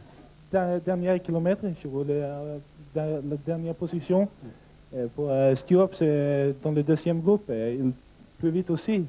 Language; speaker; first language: French; non-native, learner; Swedish